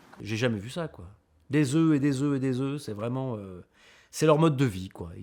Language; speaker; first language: French; native; French